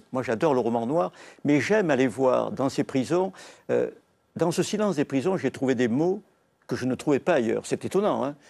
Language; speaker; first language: French; native; French